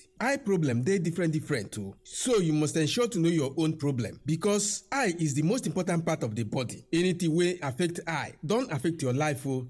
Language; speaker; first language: Nigerian Pidgin; non-native, local second language; Yoruba